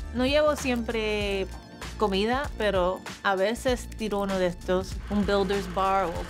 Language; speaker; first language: Spanish; early bilingual, other home language; English